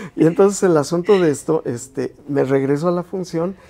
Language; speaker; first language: Spanish; native; Spanish